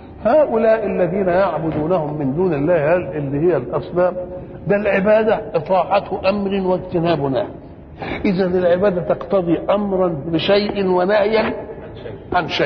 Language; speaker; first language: Arabic; native; Arabic